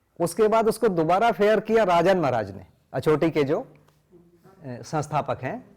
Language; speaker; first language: Hindi; non-native, local second language; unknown